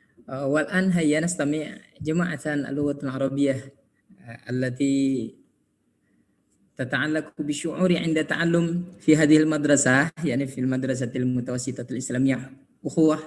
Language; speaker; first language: Arabic; non-native, learner; Indonesian